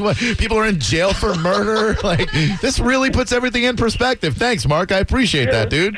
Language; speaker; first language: English; native; English